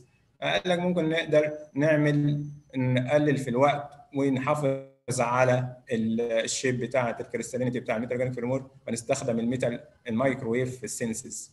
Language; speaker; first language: Arabic; native; Arabic